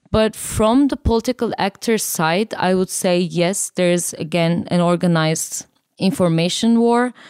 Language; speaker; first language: English; non-native, fluent; Turkish